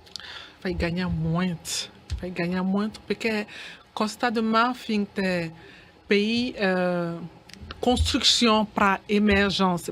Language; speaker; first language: Portuguese; non-native, learner; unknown